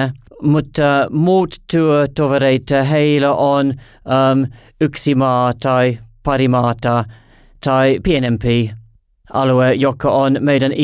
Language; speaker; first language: Finnish; non-native, learner; English